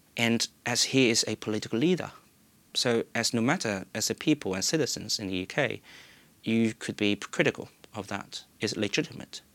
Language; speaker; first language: English; non-native, local second language; Cantonese